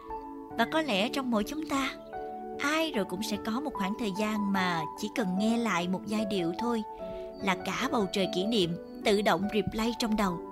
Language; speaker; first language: Vietnamese; native; Vietnamese